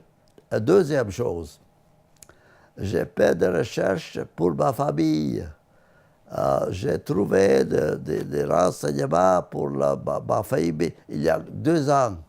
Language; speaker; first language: French; non-native, learner; Latvian